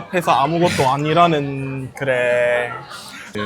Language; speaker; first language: Korean; non-native, fluent; English